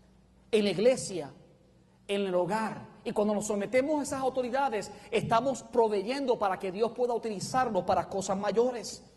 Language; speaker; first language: Spanish; native; Spanish